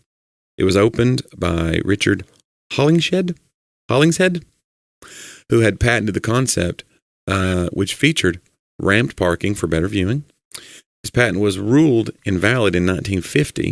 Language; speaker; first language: English; native; English